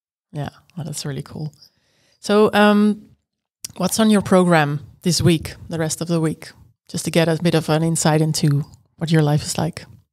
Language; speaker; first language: English; non-native, fluent; Dutch